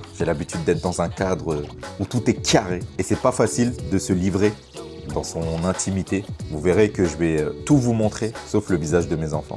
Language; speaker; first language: French; native; French